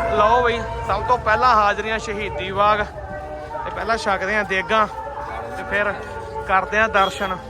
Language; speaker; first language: Punjabi; native; Punjabi